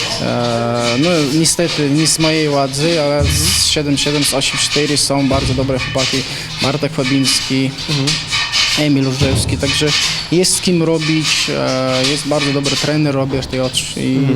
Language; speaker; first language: Polish; non-native, learner; Chechen